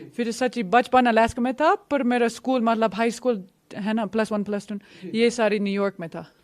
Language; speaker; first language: Hindi; non-native, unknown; English